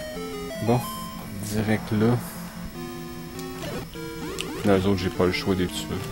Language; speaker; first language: French; native; French